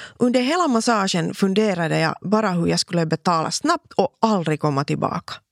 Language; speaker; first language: Swedish; non-native, local second language; Finnish